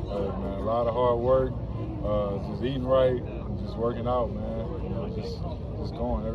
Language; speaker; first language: English; native; English